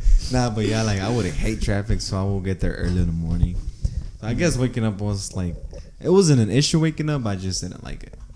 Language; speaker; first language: English; early bilingual, other home language; Spanish